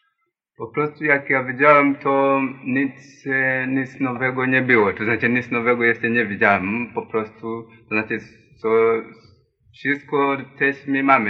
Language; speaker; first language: Polish; non-native, learner; Swahili